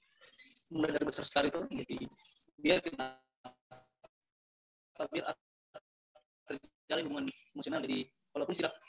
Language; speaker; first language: Indonesian; native; Indonesian